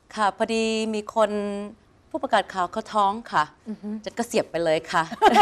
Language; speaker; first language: Thai; non-native, fluent; English